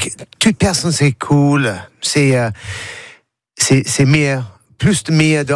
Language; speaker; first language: French; non-native, learner; English